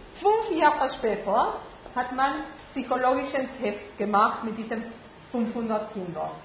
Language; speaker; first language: German; non-native, fluent; Spanish